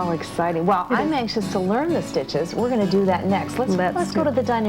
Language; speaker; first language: English; native; English